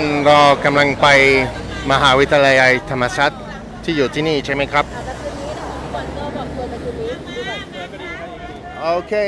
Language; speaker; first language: Thai; non-native, fluent; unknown